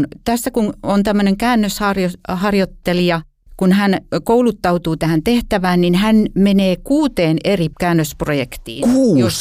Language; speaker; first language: Finnish; native; Finnish